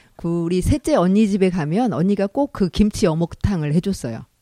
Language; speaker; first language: Korean; native; Korean